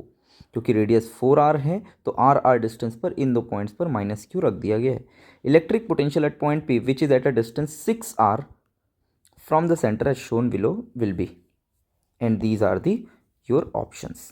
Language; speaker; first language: Hindi; native; Hindi